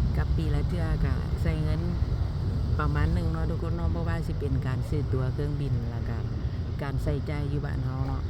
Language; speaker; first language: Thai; non-native, local second language; Northeastern Thai